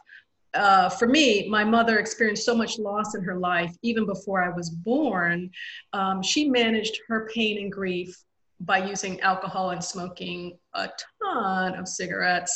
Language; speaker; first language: English; native; English